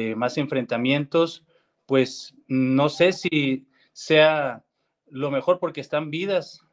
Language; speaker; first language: Spanish; native; Spanish